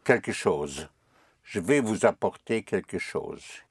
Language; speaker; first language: French; non-native, fluent; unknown